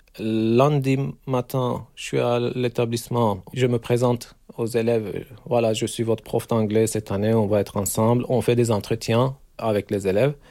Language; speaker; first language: French; non-native, learner; Turkish